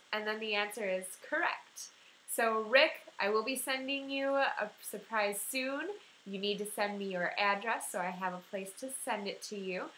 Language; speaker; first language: English; native; English